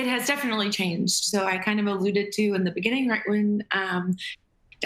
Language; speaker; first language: English; native; English